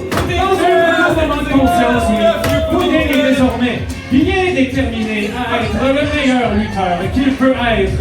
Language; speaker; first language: French; native; French